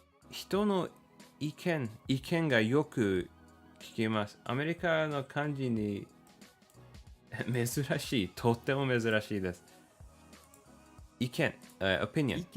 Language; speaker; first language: Japanese; non-native, learner; English